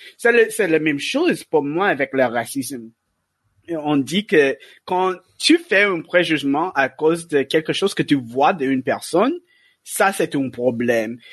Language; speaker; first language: French; non-native, learner; English